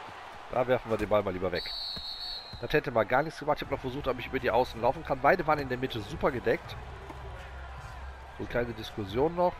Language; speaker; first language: German; native; German